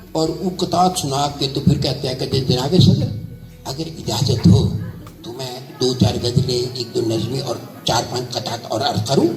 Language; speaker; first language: Urdu; non-native, local second language; Punjabi